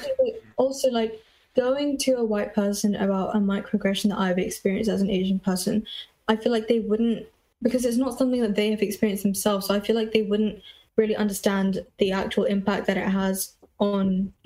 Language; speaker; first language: English; native; English